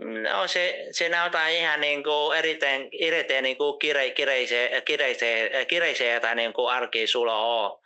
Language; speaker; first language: Finnish; non-native, fluent; Vietnamese